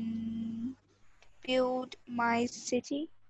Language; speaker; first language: English; non-native, learner; Vietnamese